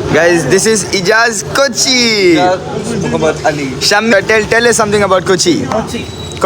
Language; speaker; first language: English; non-native, local second language; Malayalam